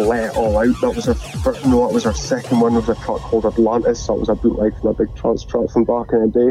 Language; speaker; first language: English; native; English